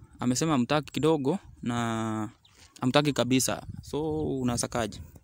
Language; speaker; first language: Swahili; native; Swahili